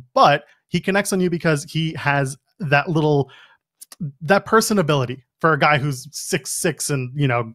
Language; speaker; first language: English; native; English